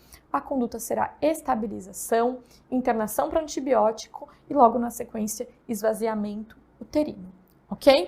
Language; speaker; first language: Portuguese; native; Portuguese